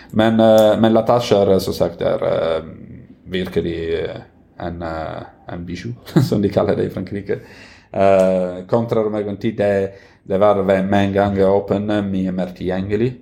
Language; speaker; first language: Norwegian; non-native, fluent; Italian